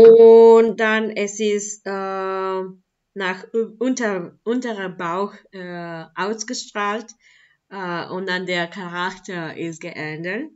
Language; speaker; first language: German; non-native, learner; Spanish